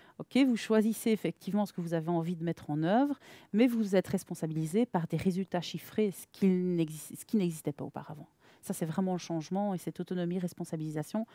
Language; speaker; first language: French; native; French